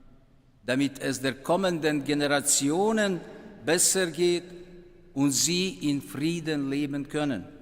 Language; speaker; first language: German; non-native, fluent; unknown